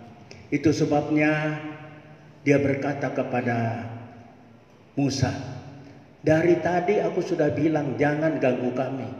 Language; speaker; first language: Malay; native; Malay